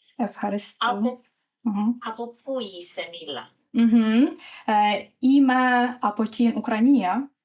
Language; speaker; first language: Greek; non-native, learner; Ukrainian